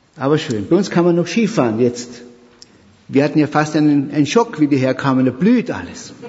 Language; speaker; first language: German; native; German